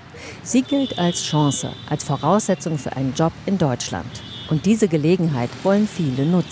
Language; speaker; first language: German; native; German